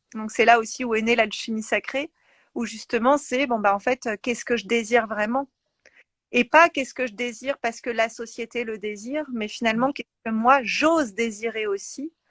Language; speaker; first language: French; native; French